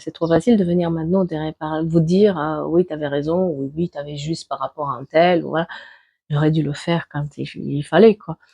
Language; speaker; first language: French; native; French